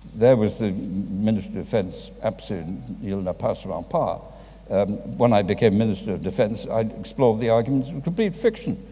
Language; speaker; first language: English; native; English